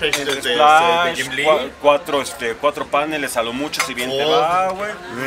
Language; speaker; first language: Spanish; native; Spanish